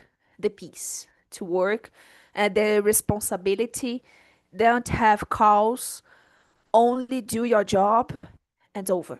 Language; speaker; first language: English; non-native, learner; Portuguese